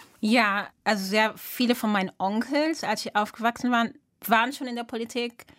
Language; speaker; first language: German; early bilingual, other home language; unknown